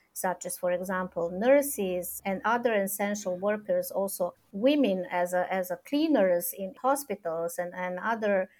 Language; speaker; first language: English; non-native, fluent; Serbian